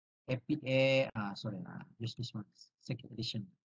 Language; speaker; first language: English; non-native, local second language; Malay